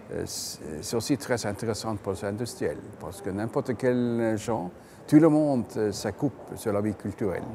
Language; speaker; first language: French; non-native, fluent; Norwegian